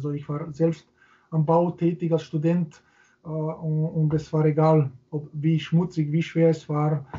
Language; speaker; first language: German; non-native, fluent; Serbian